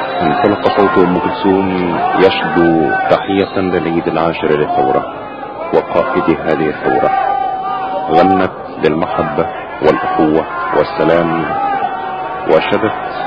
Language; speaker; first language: Arabic; native; Arabic